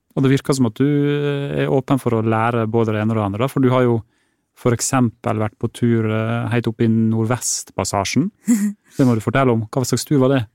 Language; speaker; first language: Norwegian; native; Norwegian